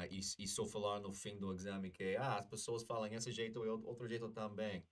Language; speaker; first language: Portuguese; non-native, fluent; English